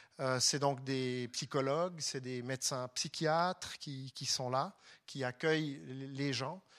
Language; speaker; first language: French; non-native, local second language; German